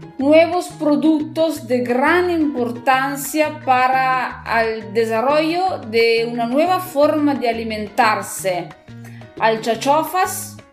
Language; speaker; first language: Spanish; non-native, learner; Italian